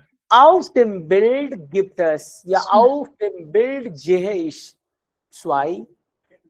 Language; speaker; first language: German; non-native, fluent; Hindi